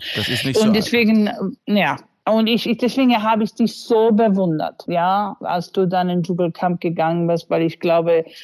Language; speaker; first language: German; early bilingual, other home language; Spanish